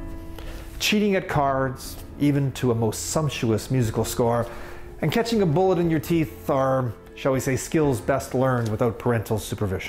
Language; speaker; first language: English; native; English